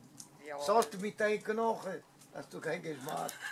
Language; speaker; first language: German; non-native, learner; Italian